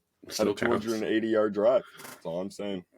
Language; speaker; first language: English; native; English